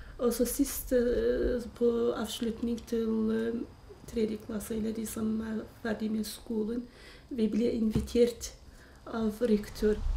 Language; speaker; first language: Norwegian; non-native, learner; Kurdish